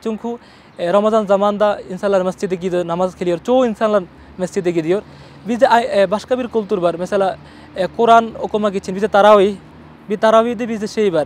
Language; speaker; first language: Turkish; non-native, learner; Bangla